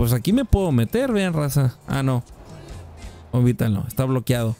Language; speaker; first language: Spanish; native; Spanish